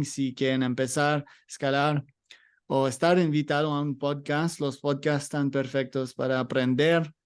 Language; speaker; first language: Spanish; non-native, learner; English